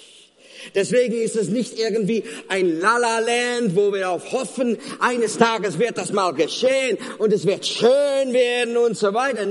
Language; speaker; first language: German; non-native, fluent; Afrikaans